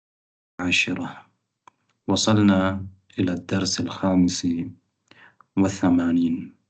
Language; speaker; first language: Arabic; non-native, fluent; Tamil